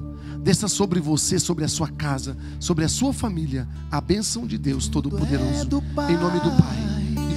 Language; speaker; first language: Portuguese; native; Portuguese